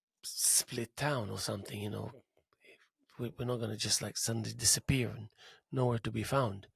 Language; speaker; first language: English; non-native, fluent; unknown